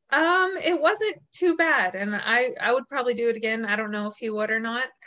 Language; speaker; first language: English; native; English